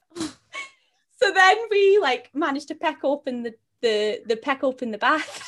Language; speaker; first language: English; native; English